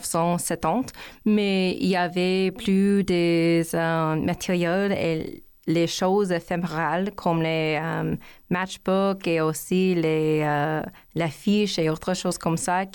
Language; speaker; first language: French; non-native, learner; English